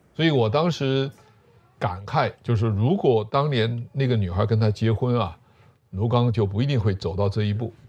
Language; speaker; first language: Chinese; native; Chinese